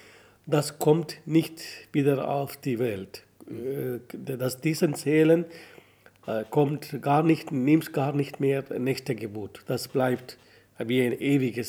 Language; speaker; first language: German; non-native, learner; Tamil